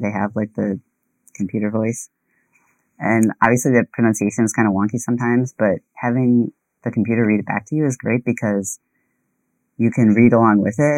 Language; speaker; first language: English; native; English